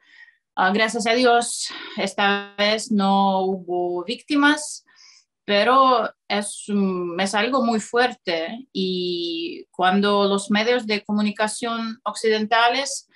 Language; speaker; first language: Spanish; non-native, fluent; Russian